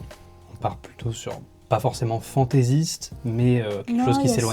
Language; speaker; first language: French; native; French